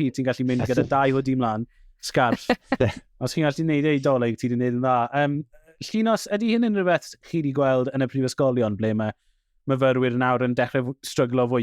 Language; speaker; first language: Welsh; native; Welsh